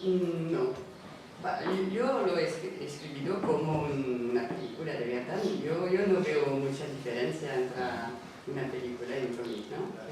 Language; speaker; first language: Spanish; non-native, fluent; French